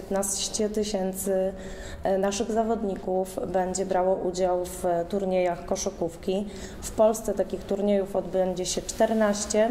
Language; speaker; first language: Polish; native; Polish